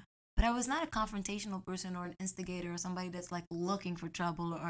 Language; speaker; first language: English; non-native, fluent; Arabic